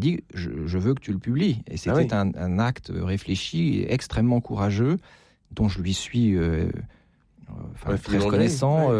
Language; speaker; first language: French; native; French